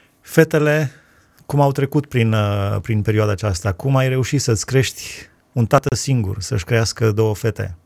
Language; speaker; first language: Romanian; native; Romanian